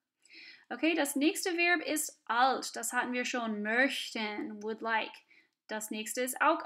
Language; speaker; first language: German; non-native, fluent; English